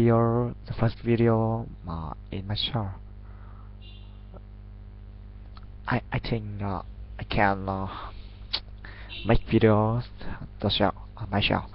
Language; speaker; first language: English; non-native, learner; Vietnamese